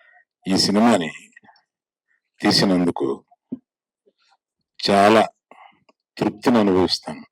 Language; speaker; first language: Telugu; native; Telugu